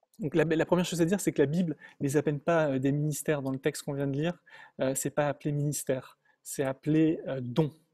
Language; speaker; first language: French; native; French